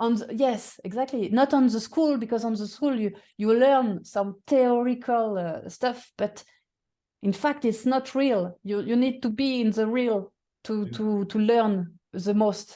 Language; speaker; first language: English; non-native, fluent; French